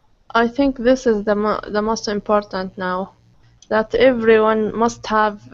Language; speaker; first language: English; non-native, learner; Arabic